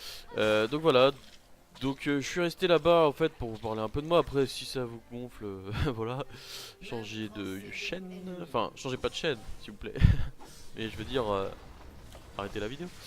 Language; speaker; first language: French; native; French